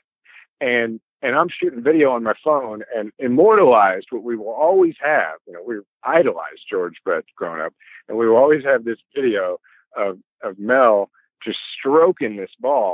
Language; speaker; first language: English; native; English